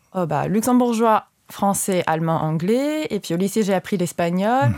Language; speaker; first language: French; non-native, fluent; Luxembourgish